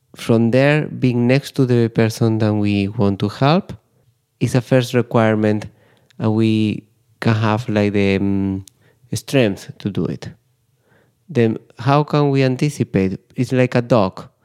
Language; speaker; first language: English; non-native, fluent; Spanish